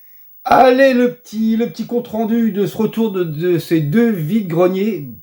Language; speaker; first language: French; native; French